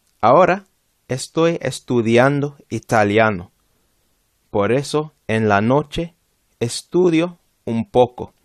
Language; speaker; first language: Spanish; non-native, fluent; English